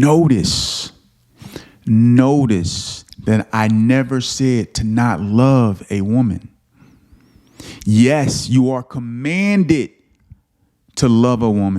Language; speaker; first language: English; native; English